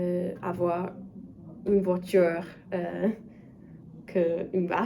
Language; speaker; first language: French; non-native, learner; English